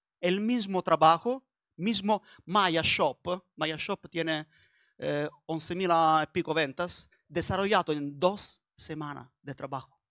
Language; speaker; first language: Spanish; non-native, learner; Italian